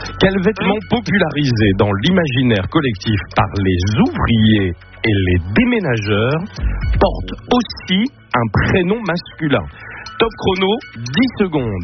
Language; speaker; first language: French; native; French